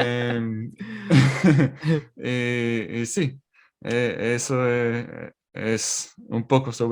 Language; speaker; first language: Spanish; non-native, learner; English